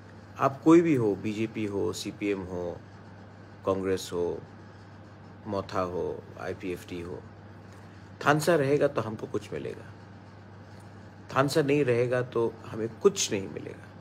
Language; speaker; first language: Hindi; non-native, local second language; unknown